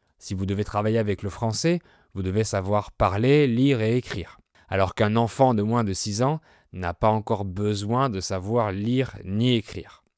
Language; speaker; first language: French; native; French